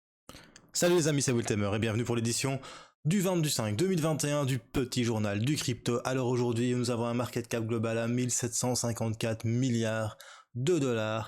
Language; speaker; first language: French; native; French